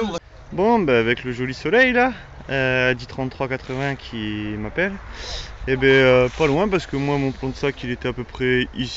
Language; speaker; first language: French; native; French